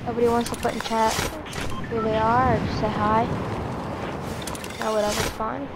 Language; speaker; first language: English; native; English